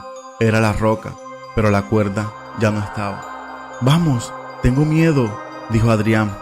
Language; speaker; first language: Spanish; native; Spanish